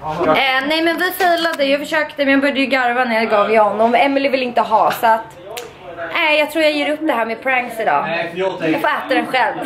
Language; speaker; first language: Swedish; native; Swedish